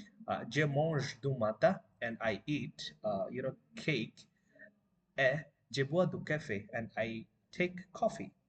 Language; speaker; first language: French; non-native, learner; Bangla